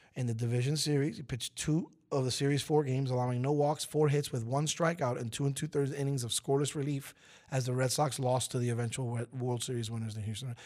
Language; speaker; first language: English; early bilingual, other home language; Spanish